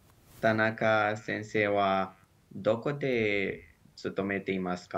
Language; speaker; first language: Japanese; non-native, learner; Romanian